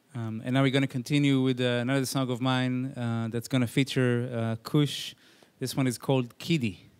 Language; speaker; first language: English; non-native, fluent; Hebrew